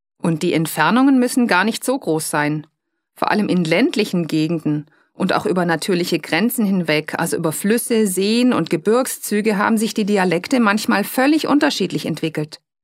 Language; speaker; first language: German; native; German